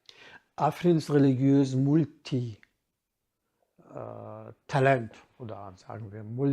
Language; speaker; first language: German; non-native, fluent; Kurdish